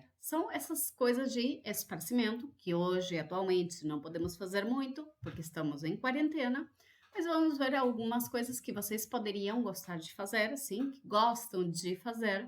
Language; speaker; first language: Portuguese; non-native, fluent; Spanish